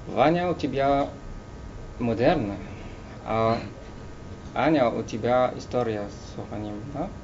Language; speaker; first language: Russian; non-native, learner; French